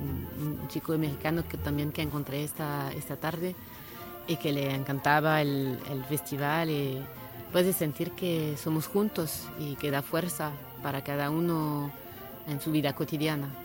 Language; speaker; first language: Spanish; non-native, fluent; French